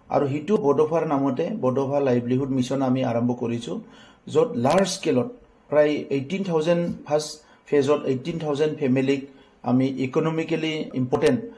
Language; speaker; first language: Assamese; non-native, local second language; Bodo